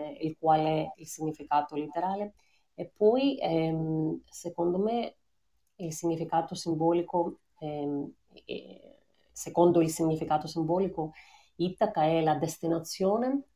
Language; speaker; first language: Italian; non-native, fluent; Greek